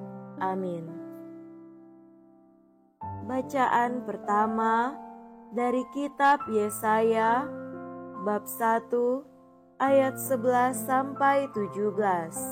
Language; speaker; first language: Indonesian; native; Indonesian